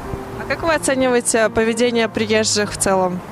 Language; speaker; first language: Russian; native; Russian